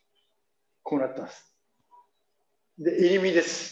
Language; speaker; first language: Japanese; native; Japanese